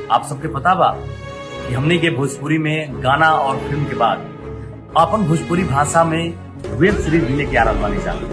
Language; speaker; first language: Bhojpuri; native; Bhojpuri